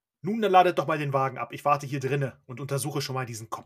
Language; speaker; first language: German; native; German